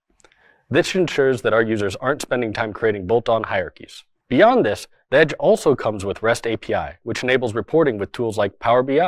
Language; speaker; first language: English; native; English